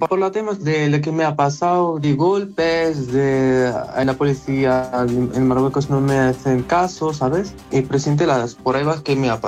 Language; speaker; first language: Spanish; non-native, learner; Arabic